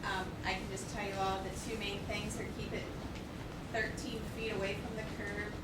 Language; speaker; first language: English; native; English